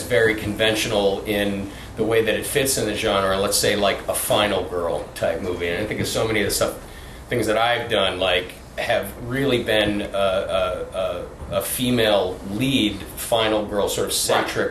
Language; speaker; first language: English; native; English